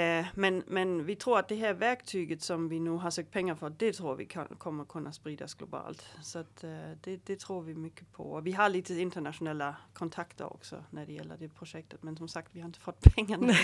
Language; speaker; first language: Swedish; native; Swedish